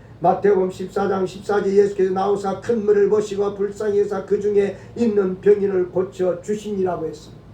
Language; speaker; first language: Korean; native; Korean